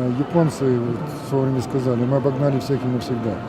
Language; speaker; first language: Russian; native; Russian